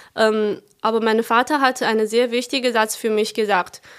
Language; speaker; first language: German; non-native, fluent; Chinese